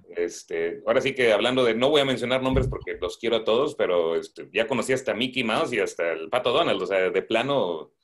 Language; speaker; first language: Spanish; native; Spanish